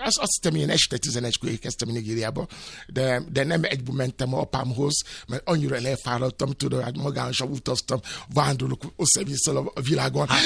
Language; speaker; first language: Hungarian; non-native, learner; Yoruba